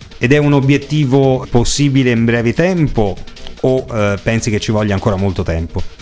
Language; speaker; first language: Italian; native; Italian